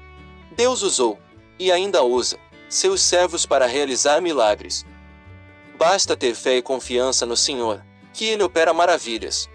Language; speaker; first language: Portuguese; native; Portuguese